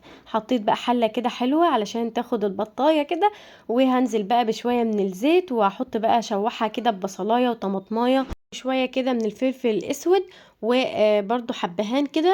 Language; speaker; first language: Arabic; native; Arabic